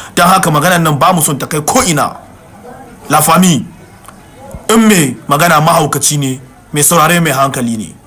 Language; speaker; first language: Hausa; non-native, local second language; Tamasheq